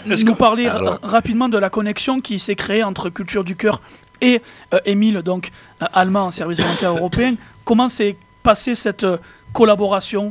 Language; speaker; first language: French; native; French